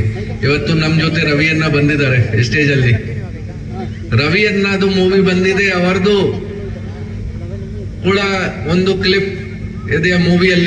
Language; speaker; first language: Kannada; non-native, local second language; Hindi